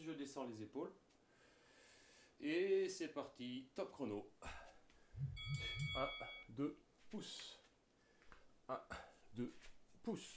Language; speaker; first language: French; native; French